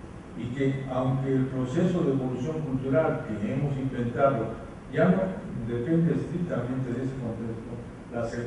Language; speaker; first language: Spanish; native; Spanish